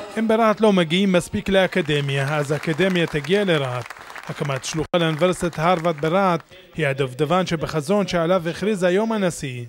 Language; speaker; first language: Hebrew; non-native, local second language; Arabic